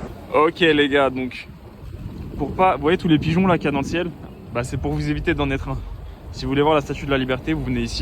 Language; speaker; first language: French; native; French